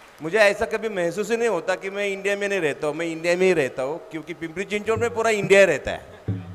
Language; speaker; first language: Hindi; non-native, local second language; Marathi